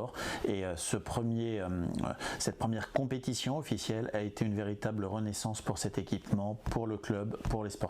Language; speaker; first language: French; native; French